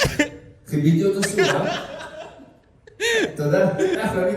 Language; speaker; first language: Hebrew; native; Hebrew